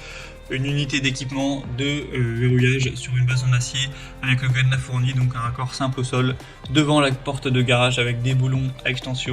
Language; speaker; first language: French; native; French